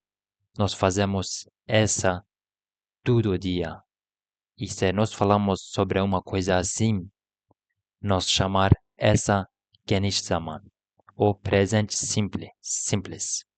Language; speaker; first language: Portuguese; non-native, learner; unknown